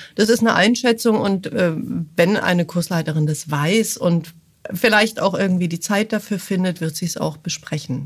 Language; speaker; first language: German; native; German